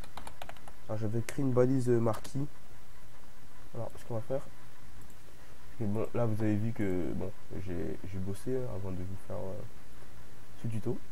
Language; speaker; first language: French; native; French